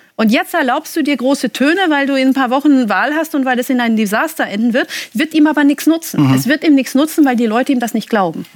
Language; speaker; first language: German; native; German